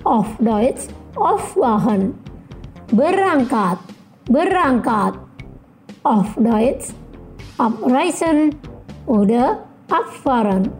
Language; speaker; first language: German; non-native, fluent; Indonesian